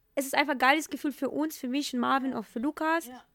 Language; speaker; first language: German; non-native, fluent; Ukrainian